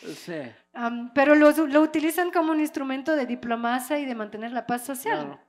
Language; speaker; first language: Spanish; non-native, fluent; French